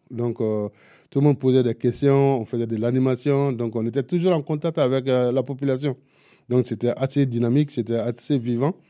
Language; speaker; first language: French; non-native, local second language; Bambara